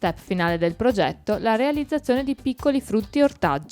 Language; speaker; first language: Italian; native; Italian